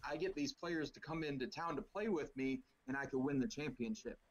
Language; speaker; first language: English; native; English